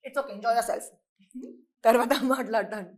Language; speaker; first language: Telugu; non-native, local second language; Hindi